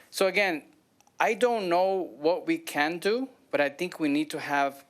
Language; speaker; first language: English; native; English